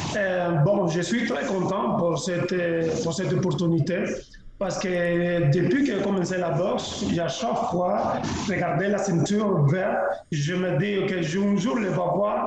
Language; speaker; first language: French; non-native, fluent; Spanish